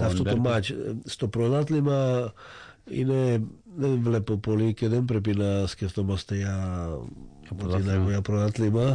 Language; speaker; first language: Greek; non-native, fluent; Slovak